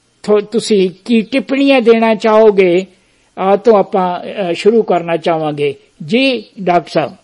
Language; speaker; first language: Punjabi; native; Punjabi